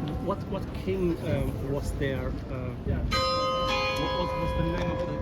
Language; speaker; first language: English; non-native, learner; German